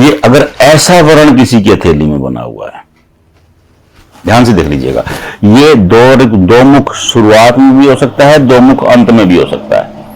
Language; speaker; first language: Hindi; native; Hindi